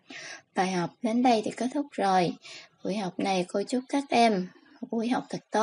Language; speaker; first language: Vietnamese; native; Vietnamese